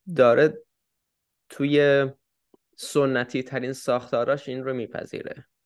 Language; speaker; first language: Persian; native; Persian